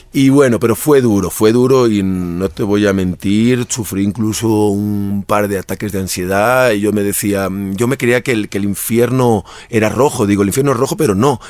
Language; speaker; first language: Spanish; native; Spanish